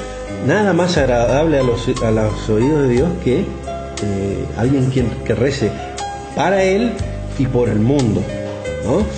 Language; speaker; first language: Spanish; native; Spanish